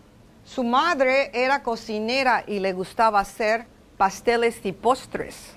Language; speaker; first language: Spanish; non-native, fluent; English